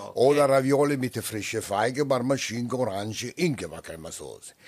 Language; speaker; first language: German; non-native, learner; Italian